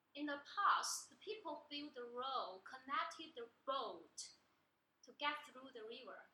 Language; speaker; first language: English; non-native, learner; Chinese